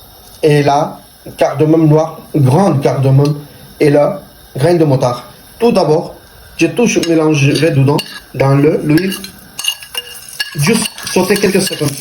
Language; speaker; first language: French; non-native, learner; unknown